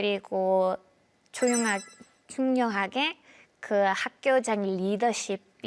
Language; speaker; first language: Korean; non-native, fluent; English